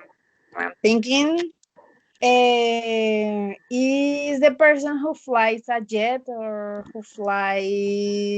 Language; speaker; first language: English; non-native, learner; Spanish